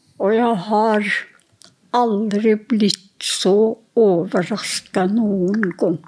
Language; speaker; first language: Norwegian; non-native, fluent; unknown